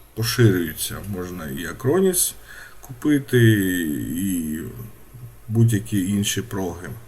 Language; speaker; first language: Ukrainian; non-native, local second language; Russian